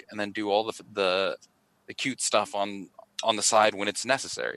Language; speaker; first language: English; native; English